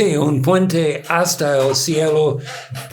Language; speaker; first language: Spanish; non-native, learner; English